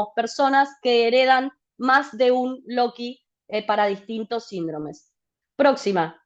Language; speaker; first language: Spanish; native; Spanish